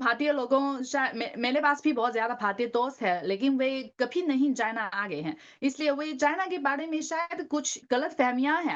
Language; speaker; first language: Hindi; non-native, learner; Chinese